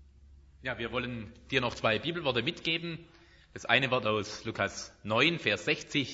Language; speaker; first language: German; native; German